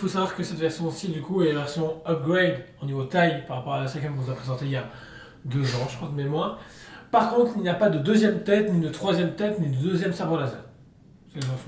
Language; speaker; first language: French; native; French